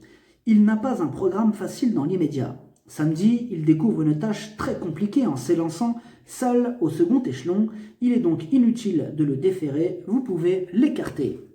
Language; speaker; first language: French; native; French